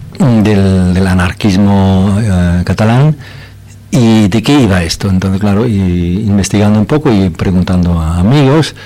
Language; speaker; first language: Spanish; non-native, fluent; German